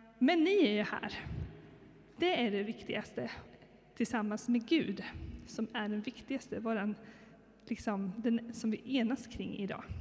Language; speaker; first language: Swedish; native; Swedish